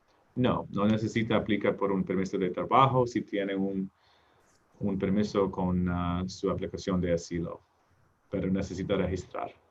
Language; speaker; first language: Spanish; non-native, learner; English